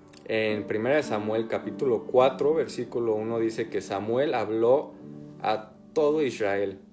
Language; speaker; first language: Spanish; native; Spanish